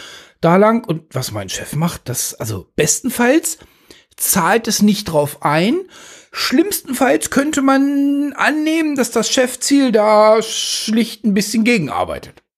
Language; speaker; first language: German; native; German